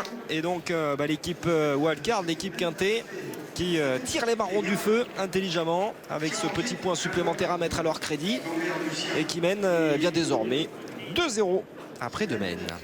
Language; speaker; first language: French; native; French